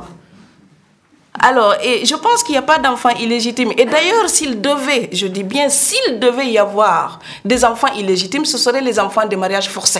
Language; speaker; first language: French; non-native, local second language; Serer